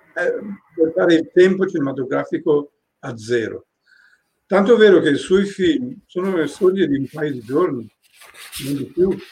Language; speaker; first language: Italian; non-native, fluent; Persian